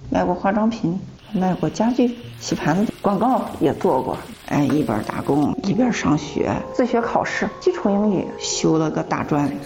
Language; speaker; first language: Chinese; native; Chinese